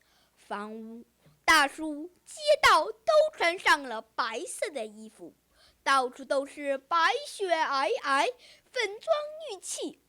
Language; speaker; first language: Chinese; early bilingual, heritage; Chinese